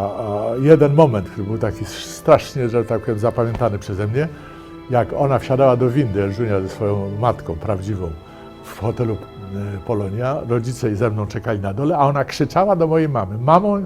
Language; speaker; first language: Polish; native; Polish